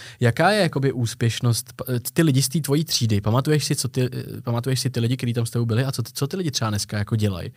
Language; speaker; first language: Czech; native; Czech